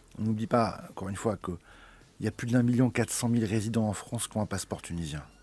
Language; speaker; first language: French; native; French